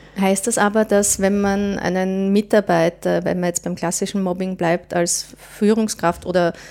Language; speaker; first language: German; native; German